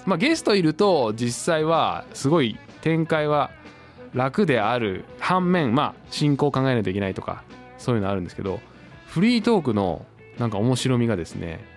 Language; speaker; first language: Japanese; native; Japanese